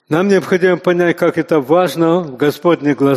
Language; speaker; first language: Russian; native; Russian